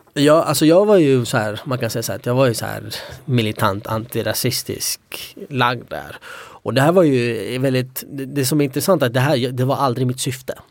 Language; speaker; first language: Swedish; early bilingual, other home language; Kurdish